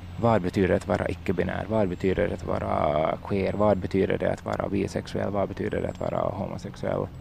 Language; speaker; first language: Swedish; native; Swedish